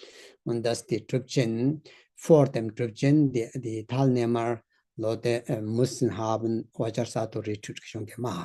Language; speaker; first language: German; non-native, learner; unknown